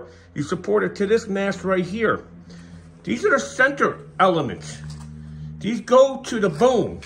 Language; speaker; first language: English; native; English